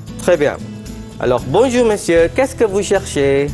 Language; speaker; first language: French; non-native, fluent; Malay